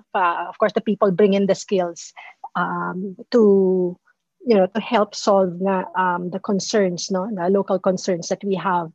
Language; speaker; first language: English; non-native, local second language; Filipino